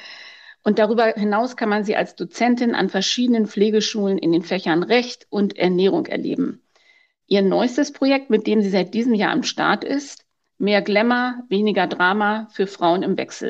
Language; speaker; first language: German; native; German